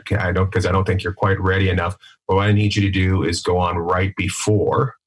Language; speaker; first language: English; native; English